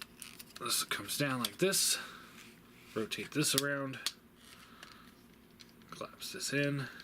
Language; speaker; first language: English; native; English